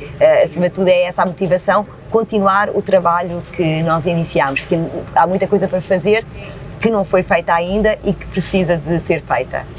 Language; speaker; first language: Portuguese; early bilingual, other home language; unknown